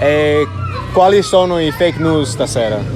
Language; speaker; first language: Italian; non-native, fluent; English